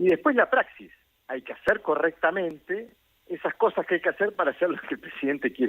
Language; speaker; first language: Spanish; native; Spanish